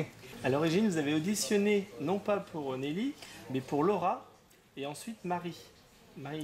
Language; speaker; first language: French; native; French